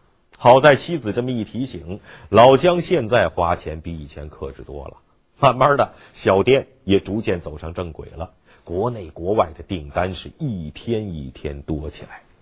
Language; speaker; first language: Chinese; native; Chinese